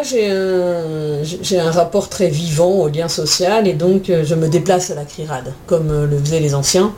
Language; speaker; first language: French; native; French